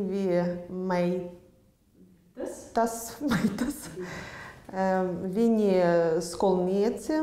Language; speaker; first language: Latvian; non-native, learner; Russian